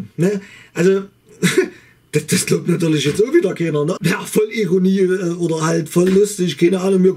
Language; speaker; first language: German; native; German